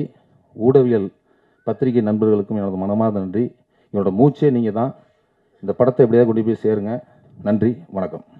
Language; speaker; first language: Tamil; native; Tamil